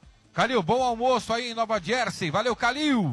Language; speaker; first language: Portuguese; native; Portuguese